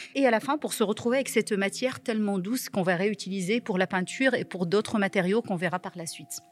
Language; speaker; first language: French; non-native, local second language; Arabic